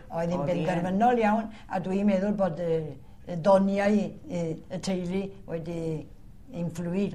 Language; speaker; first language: Welsh; early bilingual, heritage; Welsh